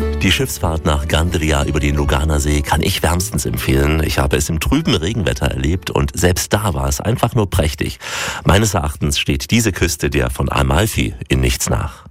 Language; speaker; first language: German; native; German